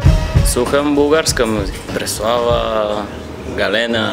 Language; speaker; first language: Polish; non-native, learner; Bulgarian